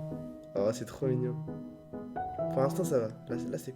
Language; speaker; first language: French; native; French